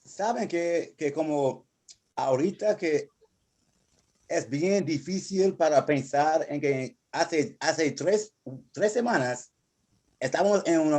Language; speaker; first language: Spanish; non-native, fluent; English